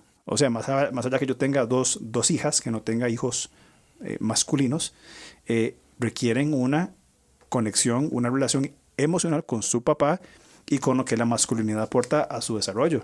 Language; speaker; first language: Spanish; native; Spanish